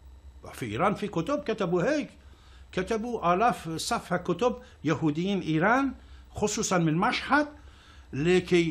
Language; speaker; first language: Arabic; non-native, learner; Persian